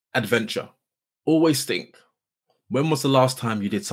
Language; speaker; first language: English; native; English